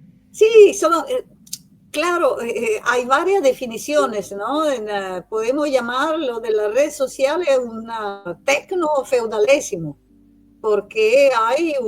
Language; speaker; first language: Spanish; non-native, fluent; Italian